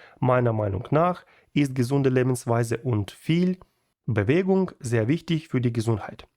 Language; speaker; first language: German; non-native, fluent; Ukrainian